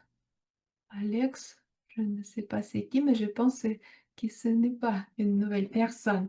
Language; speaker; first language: French; non-native, fluent; Russian